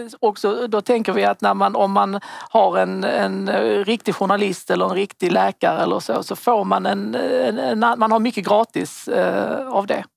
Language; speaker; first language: Swedish; native; Swedish